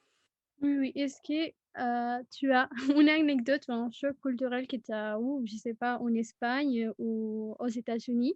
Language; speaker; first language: French; non-native, fluent; Spanish